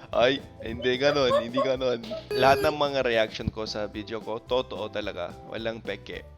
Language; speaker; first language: Filipino; non-native, fluent; English